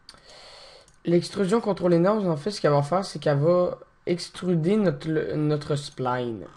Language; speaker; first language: French; native; French